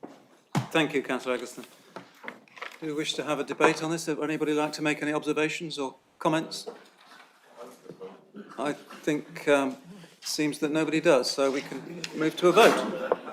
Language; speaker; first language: English; native; English